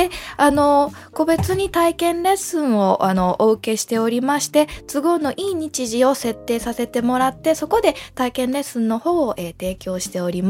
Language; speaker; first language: Japanese; native; Japanese